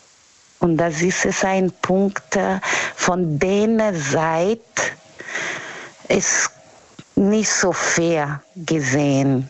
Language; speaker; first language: German; non-native, fluent; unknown